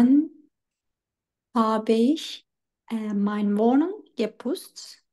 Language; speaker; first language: German; non-native, learner; Turkish